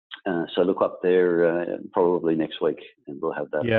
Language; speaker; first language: English; native; English